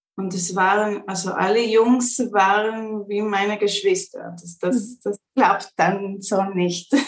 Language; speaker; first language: German; early bilingual, heritage; Spanish